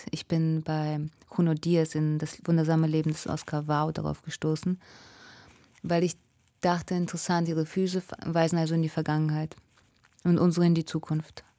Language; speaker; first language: German; early bilingual, other home language; Russian